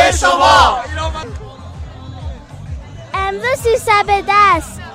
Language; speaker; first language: Persian; non-native, learner; German